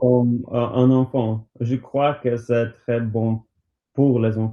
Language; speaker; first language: French; non-native, learner; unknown